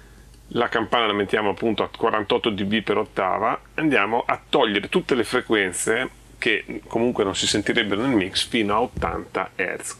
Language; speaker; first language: Italian; native; Italian